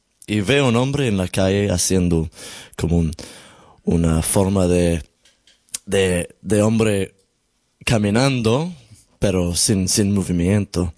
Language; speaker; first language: Spanish; non-native, learner; English